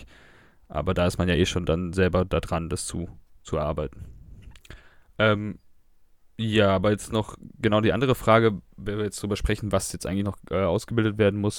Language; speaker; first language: German; native; German